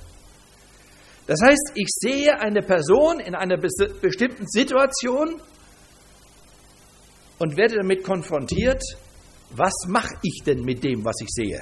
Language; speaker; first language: German; native; German